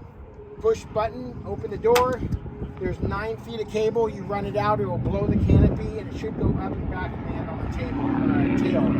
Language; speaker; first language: English; native; English